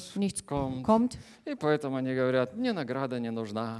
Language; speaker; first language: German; non-native, learner; Russian